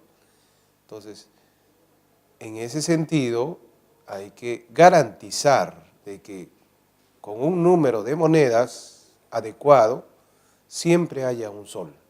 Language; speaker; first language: Spanish; native; Spanish